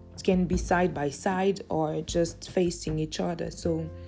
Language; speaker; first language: English; early bilingual, other home language; Lingala